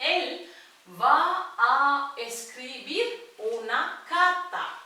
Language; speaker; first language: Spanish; non-native, fluent; Tamil